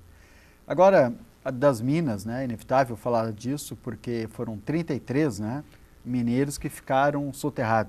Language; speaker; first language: Portuguese; native; Portuguese